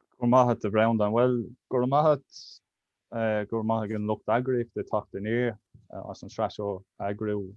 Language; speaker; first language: Irish; native; Irish